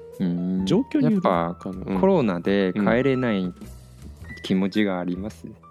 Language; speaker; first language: Japanese; non-native, fluent; Chinese